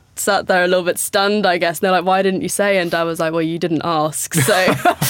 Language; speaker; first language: English; native; English